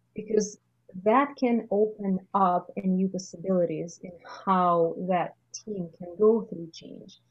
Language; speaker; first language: English; non-native, fluent; Russian